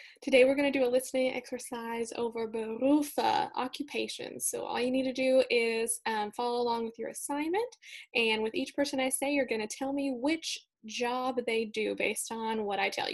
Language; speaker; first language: English; native; English